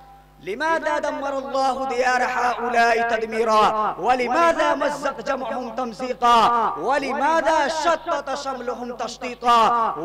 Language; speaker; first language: Arabic; non-native, learner; Urdu